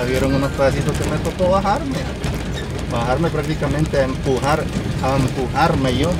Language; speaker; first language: Spanish; native; Spanish